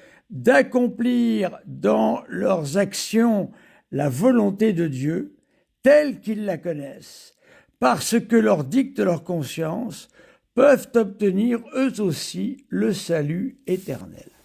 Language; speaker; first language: French; native; French